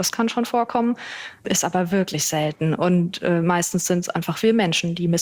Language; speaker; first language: German; native; German